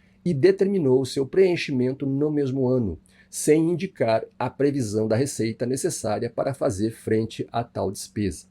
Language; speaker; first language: Portuguese; native; Portuguese